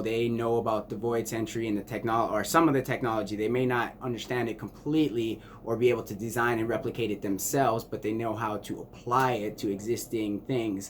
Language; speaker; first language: English; native; English